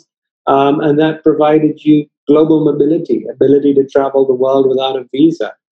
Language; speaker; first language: English; native; English